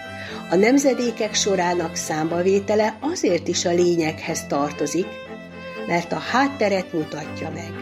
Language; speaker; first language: Hungarian; native; Hungarian